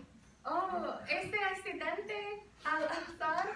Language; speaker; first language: Spanish; non-native, learner; English